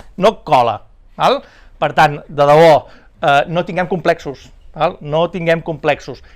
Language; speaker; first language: Catalan; native; Catalan